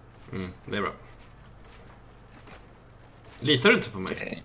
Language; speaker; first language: Swedish; native; Swedish